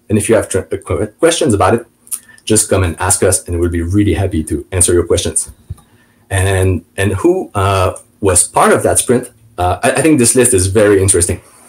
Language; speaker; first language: English; non-native, fluent; French